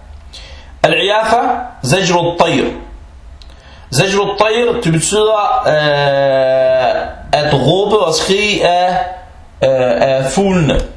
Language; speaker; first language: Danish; early bilingual, other home language; Arabic